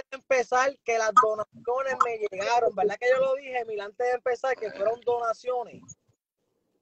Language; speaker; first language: Spanish; native; Spanish